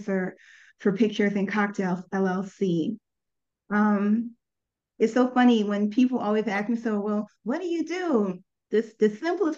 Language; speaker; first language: English; native; English